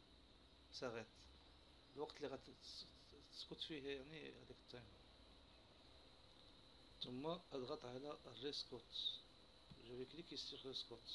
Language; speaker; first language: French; non-native, local second language; Arabic